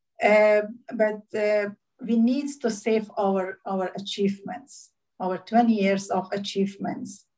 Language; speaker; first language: English; non-native, learner; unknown